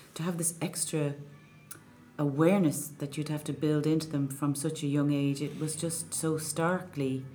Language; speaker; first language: English; native; English